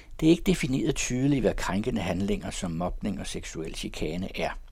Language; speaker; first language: Danish; native; Danish